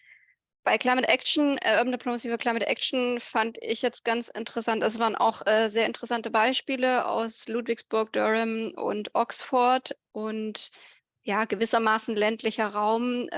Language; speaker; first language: German; native; German